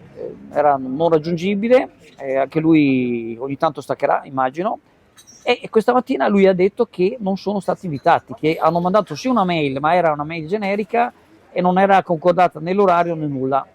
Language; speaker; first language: Italian; native; Italian